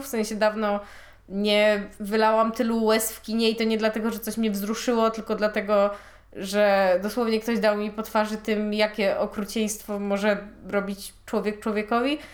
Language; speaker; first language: Polish; native; Polish